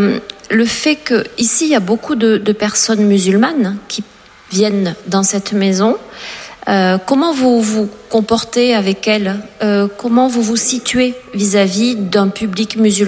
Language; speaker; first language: French; native; French